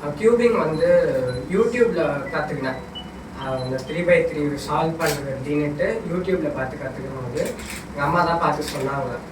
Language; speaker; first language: Tamil; native; Tamil